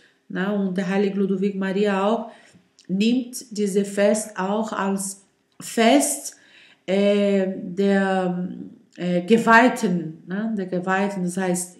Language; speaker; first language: German; non-native, learner; Portuguese